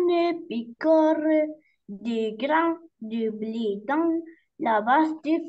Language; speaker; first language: French; non-native, learner; Arabic